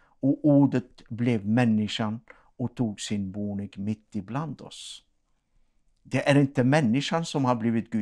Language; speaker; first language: Swedish; non-native, fluent; Arabic